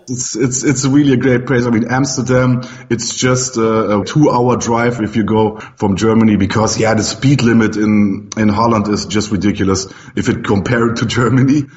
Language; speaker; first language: English; non-native, fluent; German